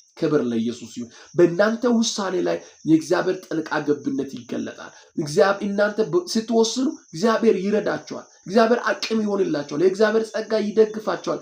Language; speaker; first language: Amharic; non-native, local second language; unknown